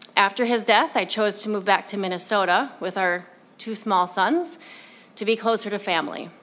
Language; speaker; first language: English; native; English